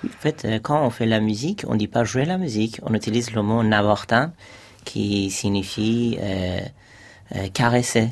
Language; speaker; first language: French; non-native, fluent; Persian